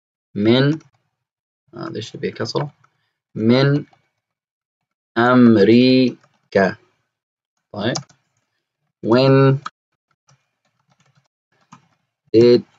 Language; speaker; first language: Arabic; non-native, fluent; English